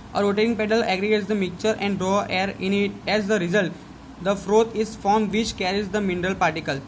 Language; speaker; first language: English; non-native, local second language; Gujarati